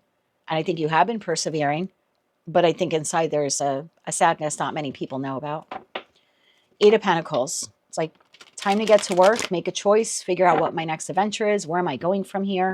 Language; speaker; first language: English; native; English